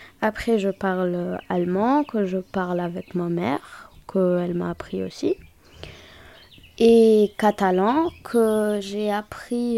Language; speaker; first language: French; non-native, local second language; German